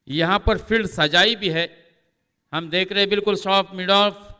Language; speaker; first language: Hindi; non-native, local second language; Marathi